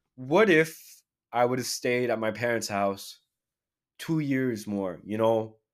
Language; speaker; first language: English; native; English